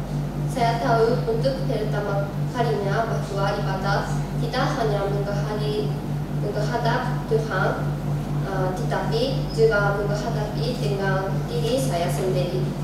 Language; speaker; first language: Indonesian; non-native, learner; Japanese